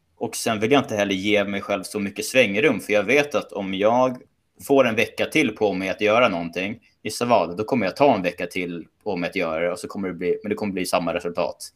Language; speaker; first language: Swedish; native; Swedish